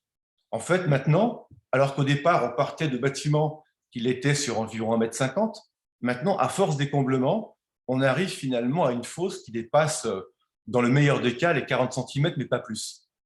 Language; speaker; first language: French; native; French